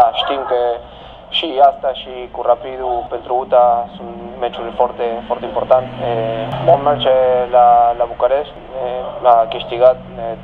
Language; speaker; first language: Romanian; non-native, learner; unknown